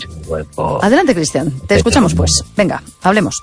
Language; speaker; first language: Spanish; native; Spanish